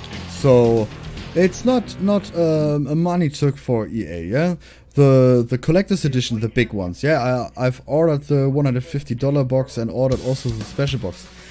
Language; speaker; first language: English; non-native, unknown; German